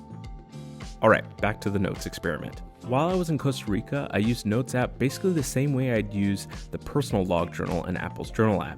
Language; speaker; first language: English; native; English